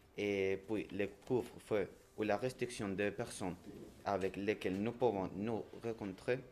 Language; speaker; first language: French; non-native, learner; Spanish